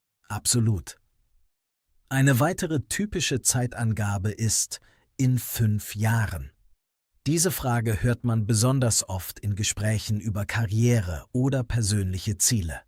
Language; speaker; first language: German; native; German